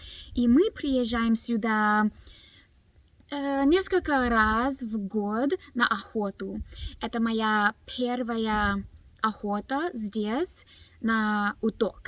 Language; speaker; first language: Russian; non-native, learner; English